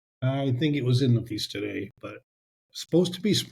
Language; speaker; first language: English; native; English